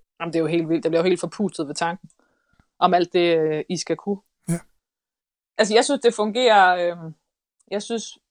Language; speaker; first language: Danish; native; Danish